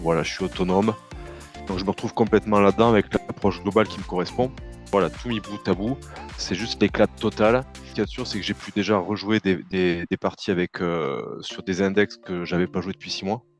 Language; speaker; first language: French; native; French